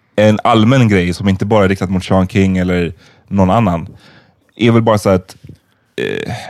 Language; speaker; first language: Swedish; native; Swedish